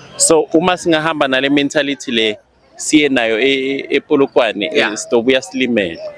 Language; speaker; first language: Zulu; non-native, local second language; Swati